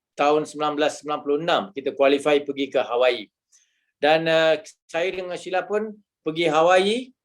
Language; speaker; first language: Malay; non-native, local second language; Tamil